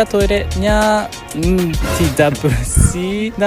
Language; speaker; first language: Indonesian; non-native, learner; Japanese